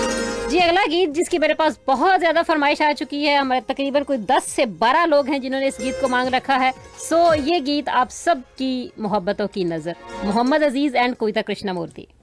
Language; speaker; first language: Hindi; native; Hindi